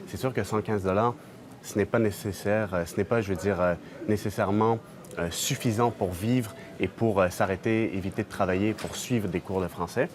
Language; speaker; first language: French; native; French